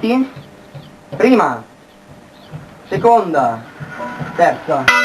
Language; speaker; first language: Italian; native; Italian